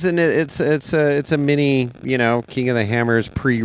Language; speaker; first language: English; native; English